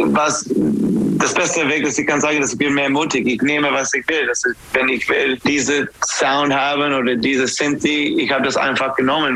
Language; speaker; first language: German; non-native, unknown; English